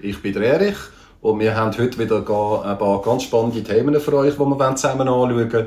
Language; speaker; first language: German; native; German